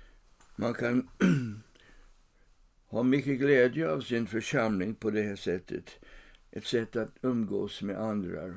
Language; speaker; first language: Swedish; non-native, fluent; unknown